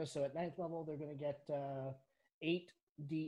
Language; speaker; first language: English; native; English